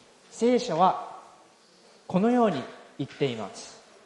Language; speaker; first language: Japanese; native; Japanese